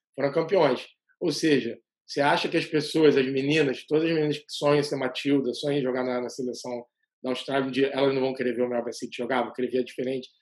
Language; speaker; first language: Portuguese; native; Portuguese